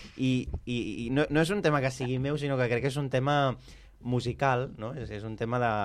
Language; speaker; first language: Catalan; early bilingual, other home language; Arabic